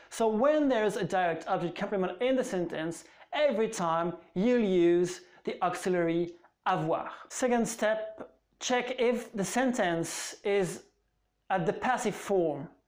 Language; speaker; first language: English; non-native, fluent; French